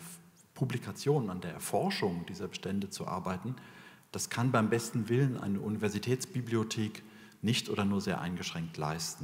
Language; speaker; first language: German; native; German